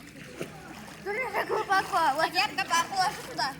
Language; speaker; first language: Russian; native; Russian